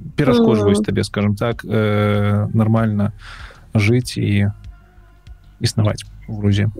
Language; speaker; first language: Belarusian; non-native, local second language; Russian